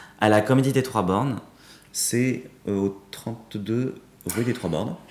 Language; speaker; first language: French; native; French